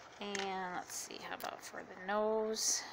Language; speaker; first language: English; native; English